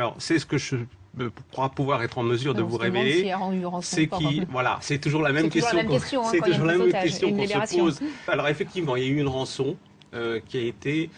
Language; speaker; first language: French; native; French